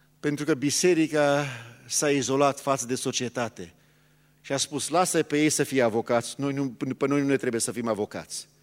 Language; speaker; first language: Romanian; early bilingual, heritage; Romanian